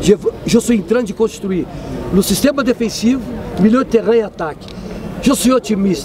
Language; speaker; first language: French; non-native, learner; Portuguese